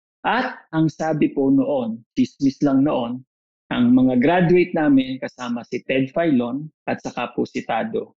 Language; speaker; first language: Filipino; native; Filipino